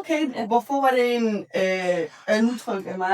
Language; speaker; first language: Danish; non-native, learner; Spanish